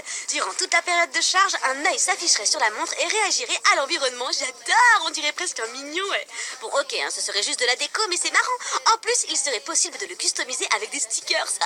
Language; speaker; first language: French; native; French